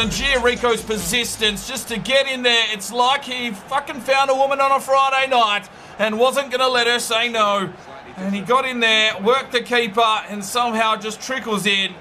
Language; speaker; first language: English; native; English